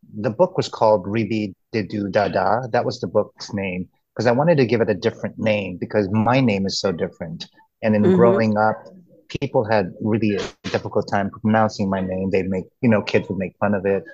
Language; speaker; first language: English; early bilingual, other home language; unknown